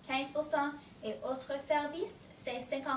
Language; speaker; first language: French; non-native, learner; English